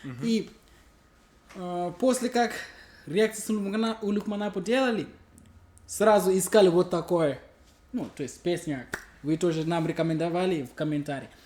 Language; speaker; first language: Russian; non-native, learner; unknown